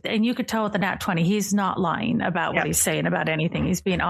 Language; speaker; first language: English; native; English